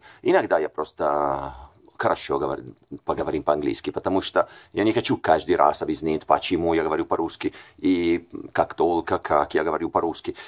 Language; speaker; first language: Russian; non-native, fluent; Italian